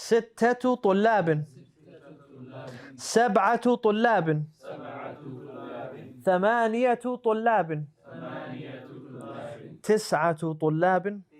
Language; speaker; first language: Arabic; non-native, fluent; English